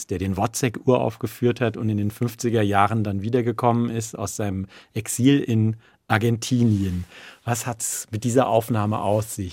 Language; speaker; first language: German; native; German